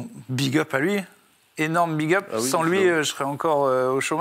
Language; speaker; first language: French; native; French